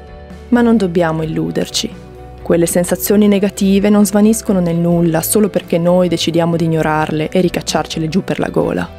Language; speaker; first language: Italian; native; Italian